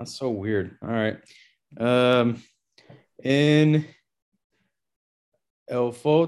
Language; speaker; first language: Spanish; non-native, learner; English